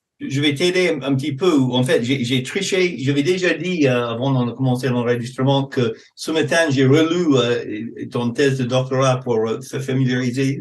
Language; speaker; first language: French; non-native, fluent; English